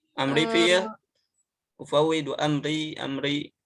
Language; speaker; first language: Arabic; non-native, fluent; Indonesian